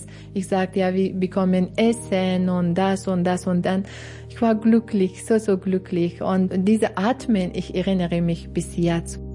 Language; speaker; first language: German; non-native, learner; Persian